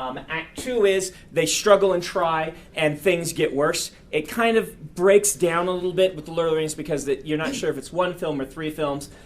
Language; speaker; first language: English; native; English